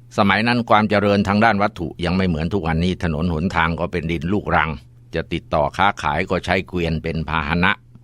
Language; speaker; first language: Thai; native; Thai